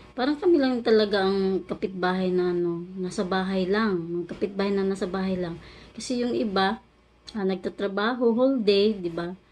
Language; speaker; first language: Filipino; native; Filipino